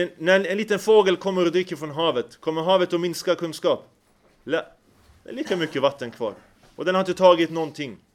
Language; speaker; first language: Swedish; early bilingual, other home language; Arabic